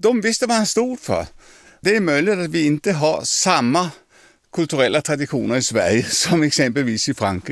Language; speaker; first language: Swedish; non-native, fluent; French